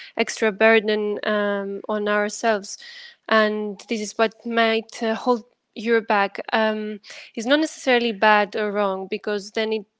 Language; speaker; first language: English; non-native, fluent; Greek